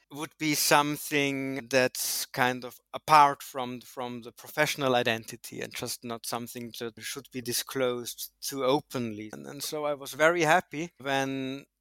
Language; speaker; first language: English; non-native, fluent; German